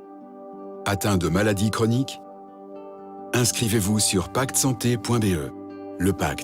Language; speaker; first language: French; native; French